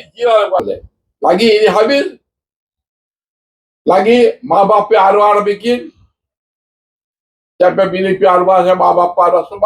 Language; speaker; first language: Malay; non-native, learner; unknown